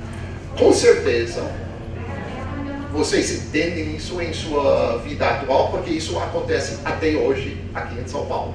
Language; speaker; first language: Portuguese; non-native, fluent; English